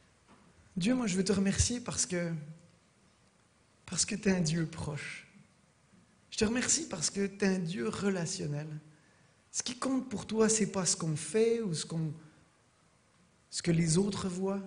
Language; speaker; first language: French; native; French